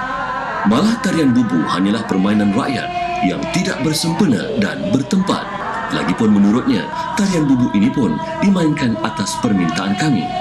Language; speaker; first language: Malay; native; Malay